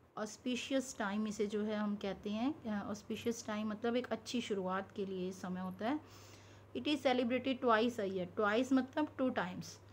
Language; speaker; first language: Hindi; non-native, local second language; Punjabi